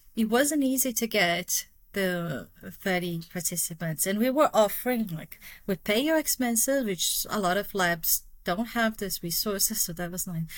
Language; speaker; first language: English; non-native, fluent; Portuguese